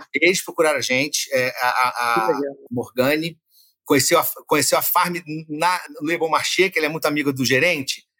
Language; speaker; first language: Portuguese; native; Portuguese